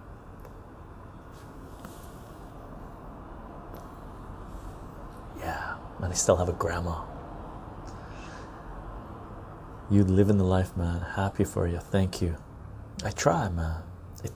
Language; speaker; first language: English; non-native, fluent; Armenian